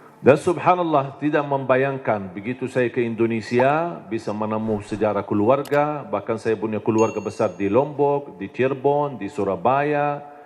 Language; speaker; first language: Indonesian; non-native, fluent; Arabic